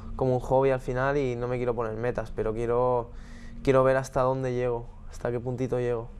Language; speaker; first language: Spanish; native; Spanish